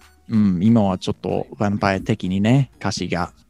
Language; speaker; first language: Japanese; non-native, fluent; English